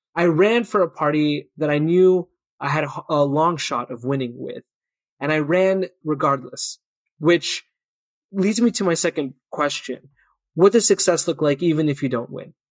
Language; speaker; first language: English; early bilingual, other home language; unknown